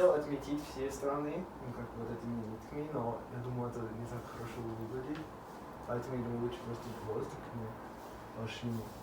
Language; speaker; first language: Russian; non-native, fluent; English